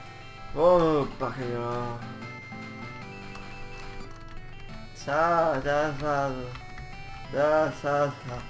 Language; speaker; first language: Japanese; non-native, learner; English